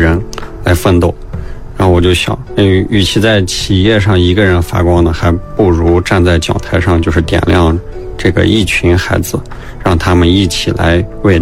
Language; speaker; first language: Chinese; native; Chinese